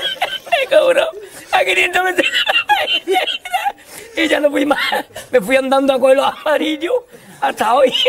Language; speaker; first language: Spanish; native; Spanish